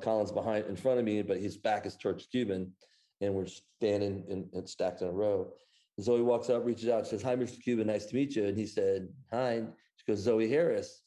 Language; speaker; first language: English; native; English